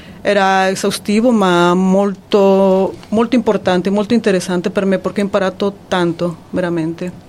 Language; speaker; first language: Italian; non-native, fluent; Spanish